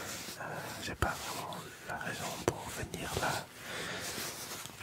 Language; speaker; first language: French; non-native, local second language; Dutch